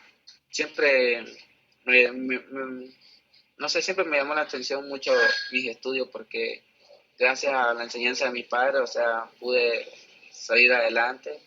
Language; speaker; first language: Spanish; native; Spanish